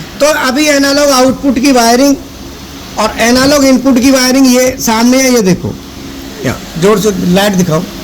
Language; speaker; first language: Hindi; native; Hindi